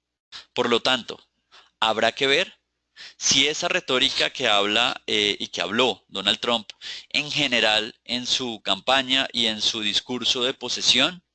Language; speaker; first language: Spanish; native; Spanish